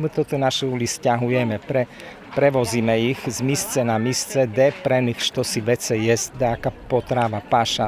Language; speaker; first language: Slovak; non-native, local second language; Rusyn